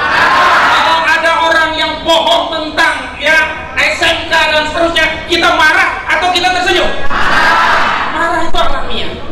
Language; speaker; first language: Indonesian; native; Indonesian